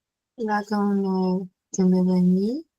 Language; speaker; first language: French; non-native, learner; Portuguese